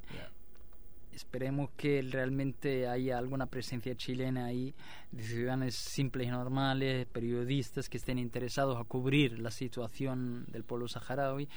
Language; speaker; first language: Spanish; non-native, local second language; Arabic